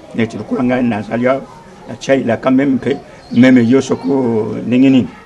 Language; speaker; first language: Lingala; non-native, local second language; Kongo